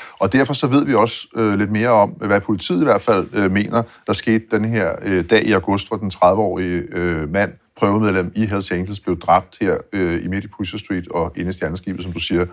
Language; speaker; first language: Danish; native; Danish